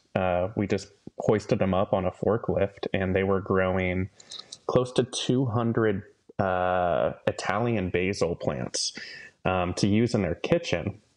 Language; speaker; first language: English; native; English